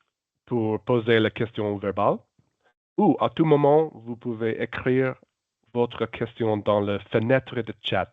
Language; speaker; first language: French; non-native, local second language; German